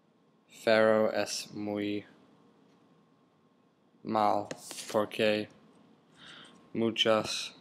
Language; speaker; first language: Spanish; non-native, learner; English